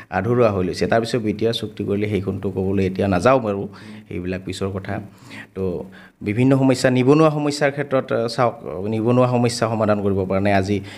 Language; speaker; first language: Assamese; native; Assamese